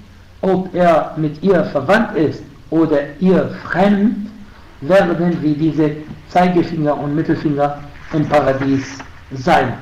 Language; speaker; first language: German; non-native, fluent; Arabic